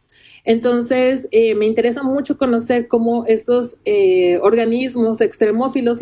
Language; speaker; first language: Spanish; native; Spanish